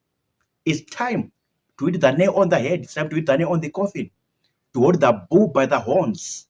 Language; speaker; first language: English; non-native, local second language; Shona